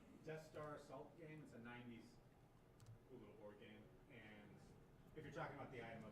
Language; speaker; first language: English; native; English